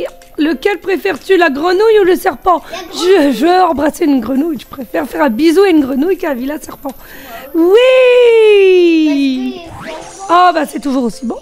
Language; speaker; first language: French; native; French